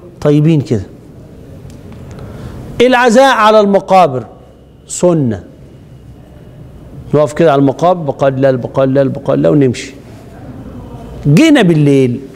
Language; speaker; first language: Arabic; native; Arabic